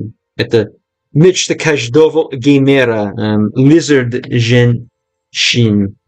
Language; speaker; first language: Russian; non-native, learner; English